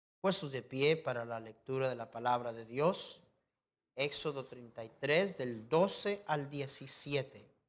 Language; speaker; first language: Spanish; non-native, fluent; English